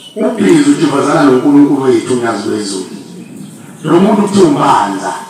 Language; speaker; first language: Zulu; native; Zulu